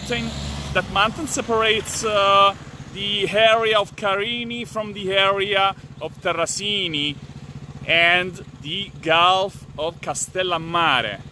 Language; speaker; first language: English; non-native, fluent; Italian